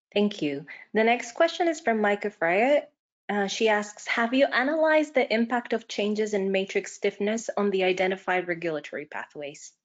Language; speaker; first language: English; non-native, fluent; Spanish